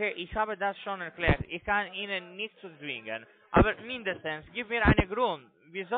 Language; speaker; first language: German; non-native, learner; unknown